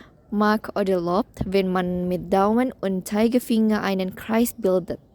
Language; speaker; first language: German; non-native, learner; Indonesian